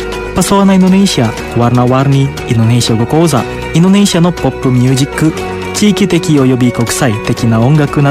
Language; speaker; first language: Japanese; non-native, fluent; Indonesian